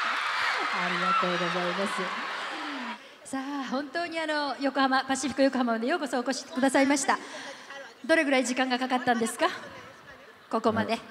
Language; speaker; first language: Japanese; native; Japanese